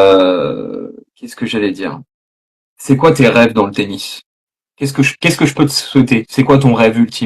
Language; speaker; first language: French; native; French